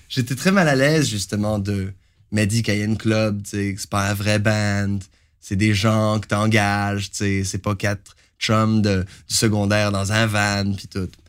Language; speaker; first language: French; native; French